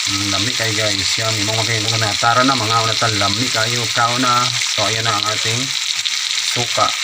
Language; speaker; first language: Filipino; non-native, local second language; Cebuano